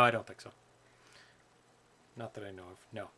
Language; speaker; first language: English; native; English